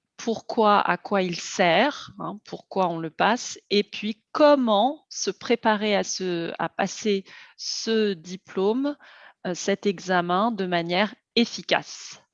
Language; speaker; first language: French; native; French